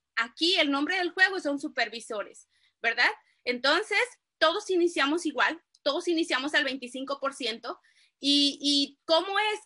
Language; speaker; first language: Spanish; native; Spanish